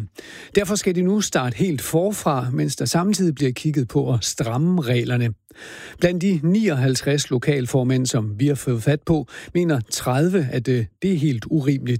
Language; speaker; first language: Danish; native; Danish